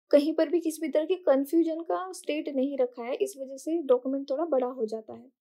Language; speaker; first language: Hindi; non-native, local second language; Marathi